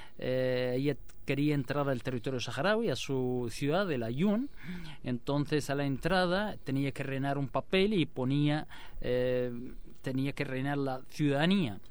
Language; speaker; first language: Spanish; non-native, local second language; Arabic